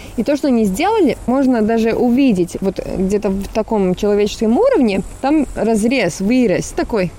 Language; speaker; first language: Russian; non-native, local second language; Latvian